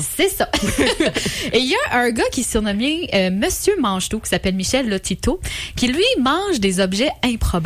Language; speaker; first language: French; native; French